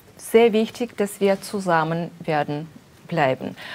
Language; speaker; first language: German; non-native, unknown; Russian